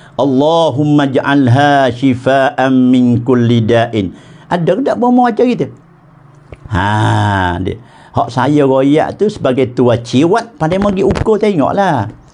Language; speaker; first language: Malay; native; Malay